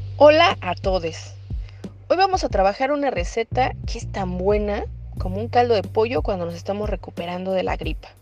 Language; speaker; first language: Spanish; native; Spanish